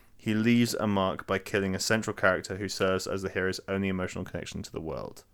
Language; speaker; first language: English; native; English